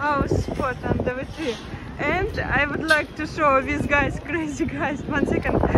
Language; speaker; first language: English; non-native, learner; Russian